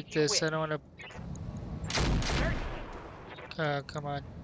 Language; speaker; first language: English; native; English